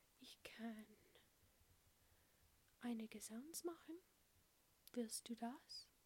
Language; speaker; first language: German; non-native, learner; English